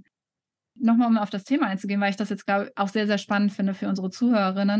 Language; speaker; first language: German; native; German